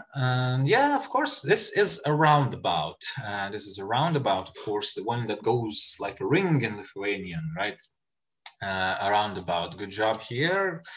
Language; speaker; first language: English; non-native, fluent; Lithuanian